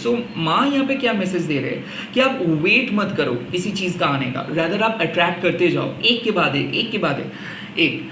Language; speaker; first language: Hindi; non-native, local second language; Bangla